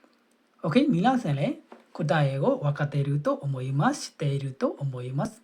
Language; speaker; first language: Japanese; non-native, fluent; Burmese